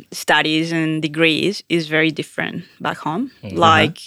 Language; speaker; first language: English; non-native, fluent; Spanish